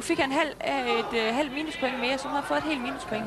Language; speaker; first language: Danish; native; Danish